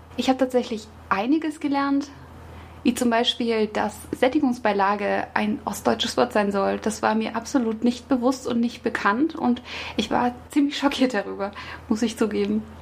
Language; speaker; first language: German; native; German